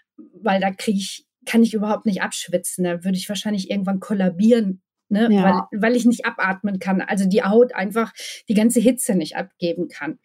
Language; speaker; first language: German; native; German